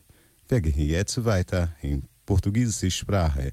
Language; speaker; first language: German; non-native, learner; Portuguese